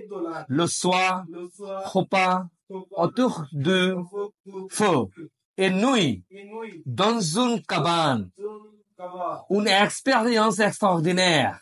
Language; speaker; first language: French; non-native, learner; Bangla